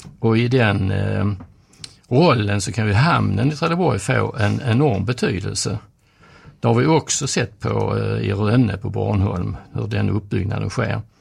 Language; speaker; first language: Swedish; native; Swedish